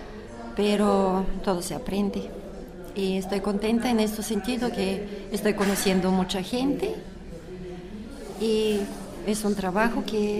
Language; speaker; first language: Spanish; non-native, learner; Bulgarian